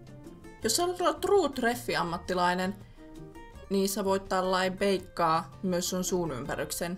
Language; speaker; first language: Finnish; native; Finnish